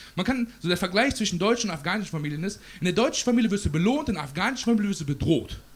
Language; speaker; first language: German; early bilingual, other home language; Persian